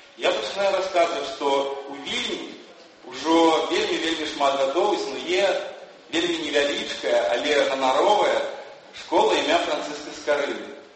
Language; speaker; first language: Belarusian; early bilingual, heritage; Belarusian